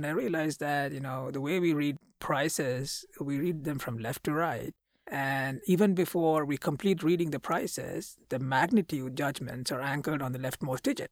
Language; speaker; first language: English; non-native, local second language; Malayalam